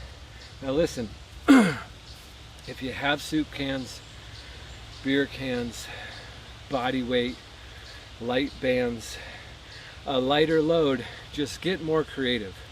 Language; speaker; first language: English; native; English